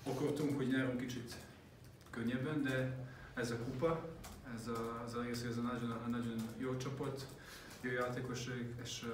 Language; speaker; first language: Hungarian; non-native, learner; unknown